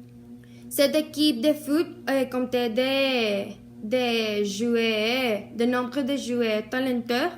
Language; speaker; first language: French; non-native, learner; Spanish